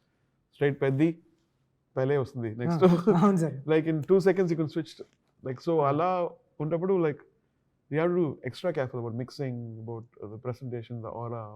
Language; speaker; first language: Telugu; non-native, learner; Tamil